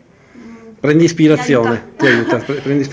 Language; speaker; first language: Italian; native; Italian